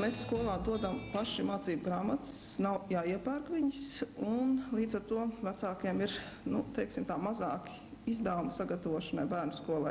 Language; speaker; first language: Latvian; native; Latvian